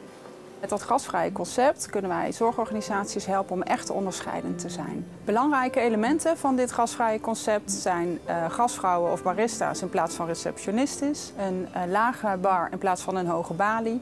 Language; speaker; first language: Dutch; native; Dutch